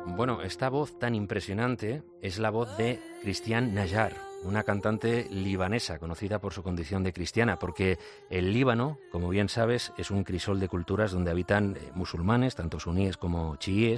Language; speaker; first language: Spanish; native; Spanish